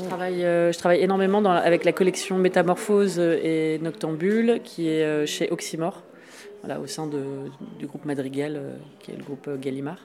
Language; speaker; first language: French; native; French